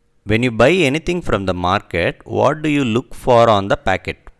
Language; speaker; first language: English; non-native, local second language; Tamil